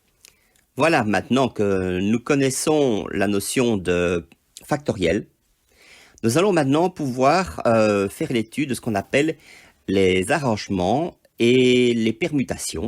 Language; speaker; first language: French; native; French